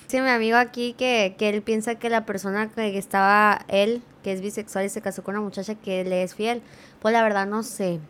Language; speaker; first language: Spanish; early bilingual, heritage; Spanish